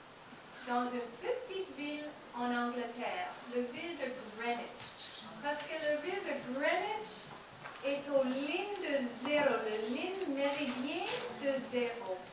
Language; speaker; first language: French; non-native, learner; English